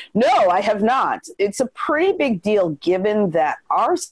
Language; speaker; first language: English; native; English